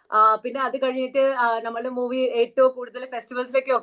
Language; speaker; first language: Malayalam; non-native, learner; Telugu